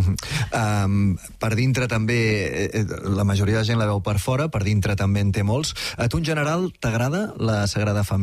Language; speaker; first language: Catalan; native; Catalan